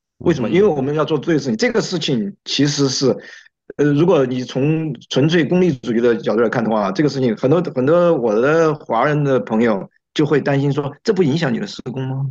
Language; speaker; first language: Chinese; native; Chinese